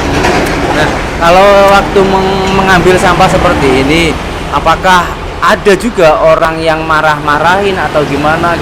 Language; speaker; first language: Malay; non-native, local second language; Javanese